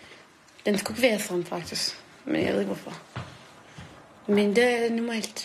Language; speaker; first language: Danish; non-native, learner; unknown